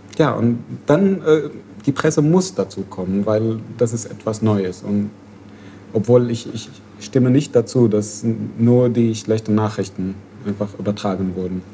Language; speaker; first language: German; non-native, fluent; Arabic